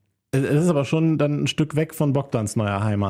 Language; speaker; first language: German; native; German